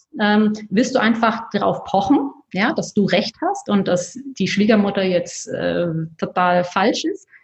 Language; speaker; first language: German; native; German